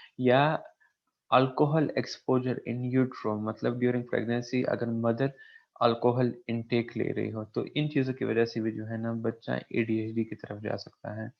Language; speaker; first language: Urdu; non-native, local second language; Pashto